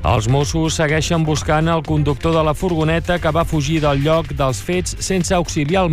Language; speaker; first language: Catalan; native; Catalan